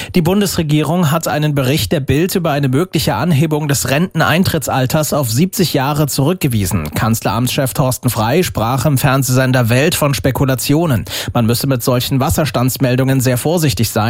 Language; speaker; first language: German; native; German